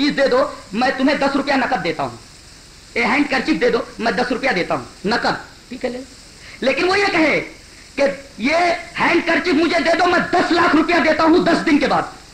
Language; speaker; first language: Urdu; native; Urdu